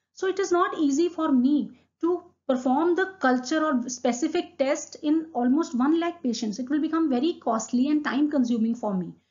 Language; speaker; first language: English; non-native, local second language; Hindi